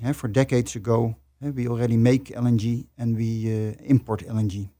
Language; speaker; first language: English; non-native, fluent; Dutch